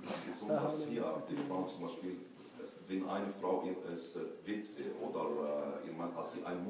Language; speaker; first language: German; non-native, learner; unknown